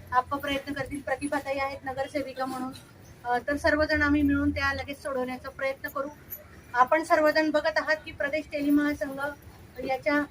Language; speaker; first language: Marathi; native; Marathi